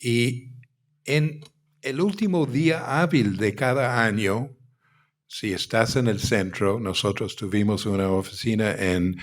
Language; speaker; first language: Spanish; non-native, fluent; English